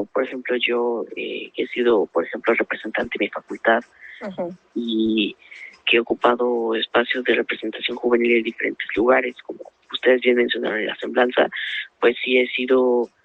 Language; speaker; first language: Spanish; native; Spanish